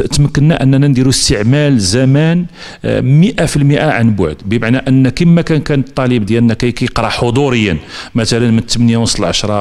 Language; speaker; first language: Arabic; native; Arabic